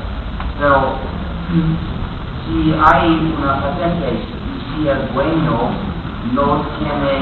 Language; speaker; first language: Spanish; non-native, fluent; English